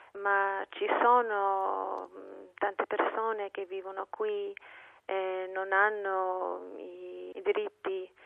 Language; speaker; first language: Italian; non-native, fluent; English